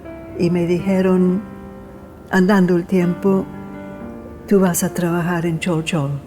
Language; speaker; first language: Spanish; non-native, fluent; English